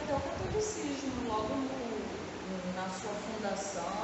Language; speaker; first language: Portuguese; native; Portuguese